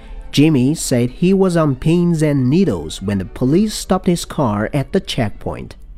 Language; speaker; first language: English; non-native, fluent; Chinese